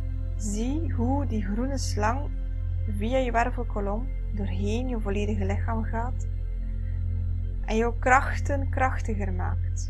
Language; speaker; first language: Dutch; native; Dutch